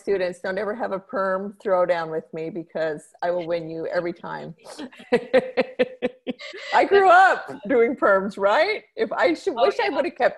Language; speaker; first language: English; native; English